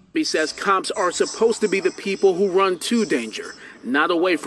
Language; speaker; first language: English; native; English